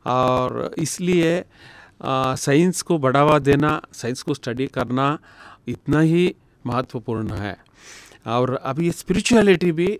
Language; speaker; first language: Hindi; non-native, local second language; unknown